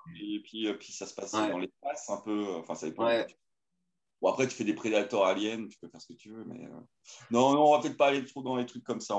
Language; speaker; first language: French; native; French